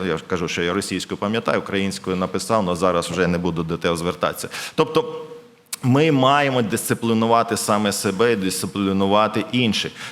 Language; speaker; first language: Ukrainian; non-native, local second language; Russian